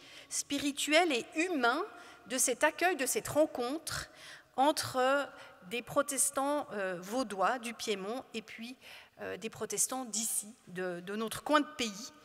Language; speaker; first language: French; native; French